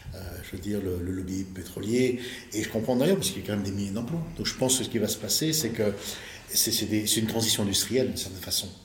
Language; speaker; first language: French; native; French